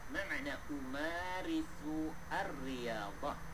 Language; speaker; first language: Malay; native; Malay